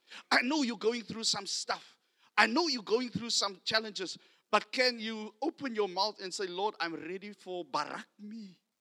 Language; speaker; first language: English; non-native, local second language; Afrikaans